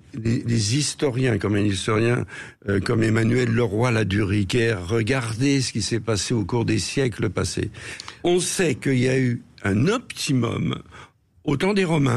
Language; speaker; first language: French; native; French